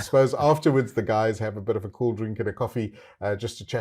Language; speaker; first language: English; native; English